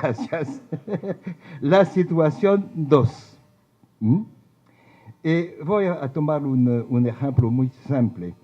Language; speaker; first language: Spanish; non-native, fluent; French